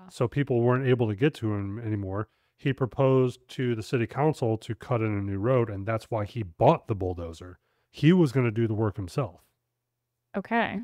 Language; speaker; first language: English; native; English